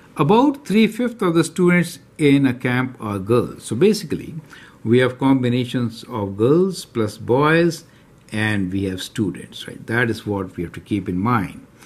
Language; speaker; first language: English; non-native, local second language; Hindi